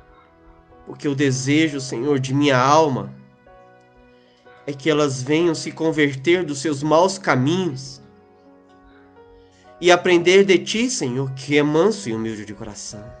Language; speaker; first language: Portuguese; native; Portuguese